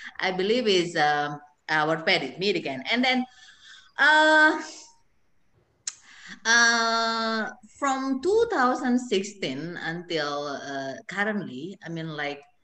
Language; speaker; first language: English; non-native, fluent; Indonesian